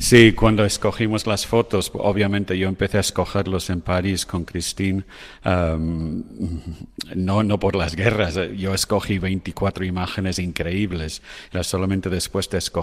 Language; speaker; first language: Spanish; non-native, fluent; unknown